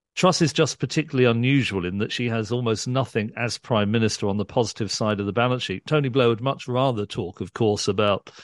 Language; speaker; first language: English; early bilingual, other home language; Urdu